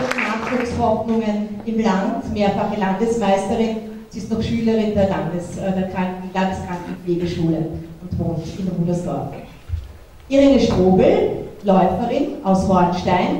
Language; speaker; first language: German; native; German